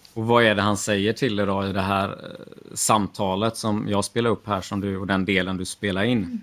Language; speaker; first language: Swedish; native; Swedish